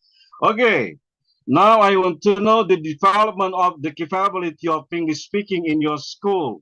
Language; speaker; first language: English; non-native, learner; Indonesian